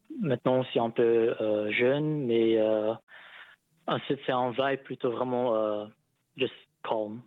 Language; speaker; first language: French; non-native, local second language; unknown